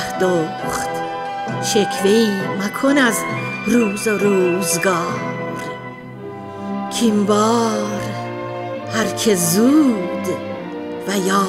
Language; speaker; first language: Persian; native; Persian